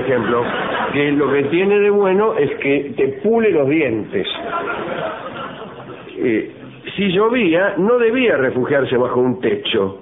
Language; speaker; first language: Spanish; native; Spanish